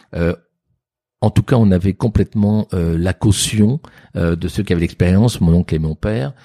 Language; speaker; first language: French; native; French